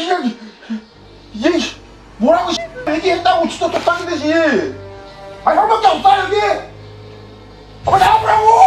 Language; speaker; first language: Korean; native; Korean